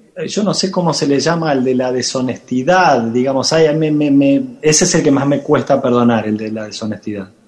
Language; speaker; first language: Spanish; native; Spanish